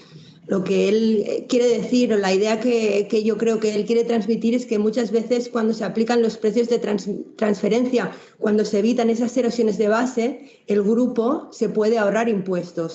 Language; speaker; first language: Spanish; native; Spanish